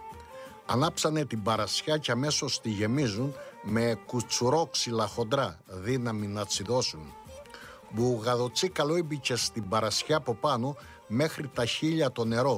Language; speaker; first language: Greek; native; Greek